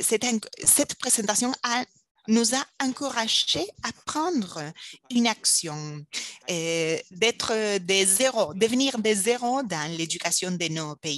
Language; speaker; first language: French; non-native, fluent; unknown